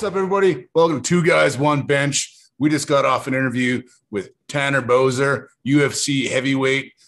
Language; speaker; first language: English; native; English